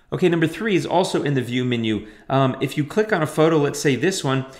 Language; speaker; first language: English; native; English